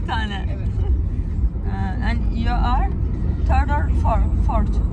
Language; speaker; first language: English; non-native, learner; Turkish